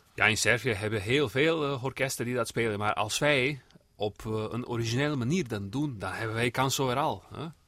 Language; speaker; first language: Dutch; non-native, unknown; Serbian